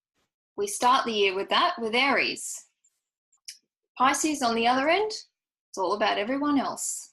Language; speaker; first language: English; native; English